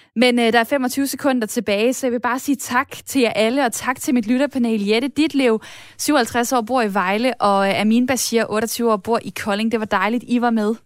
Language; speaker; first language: Danish; native; Danish